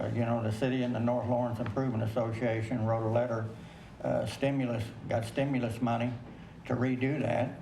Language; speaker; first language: English; native; English